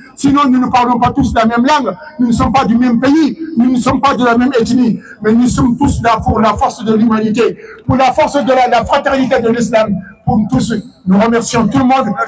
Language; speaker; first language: French; non-native, local second language; Soninke